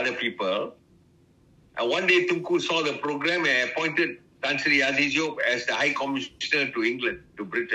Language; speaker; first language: English; non-native, local second language; Tamil